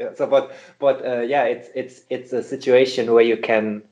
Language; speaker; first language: English; non-native, fluent; German